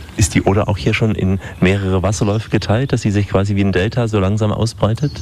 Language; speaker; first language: German; native; German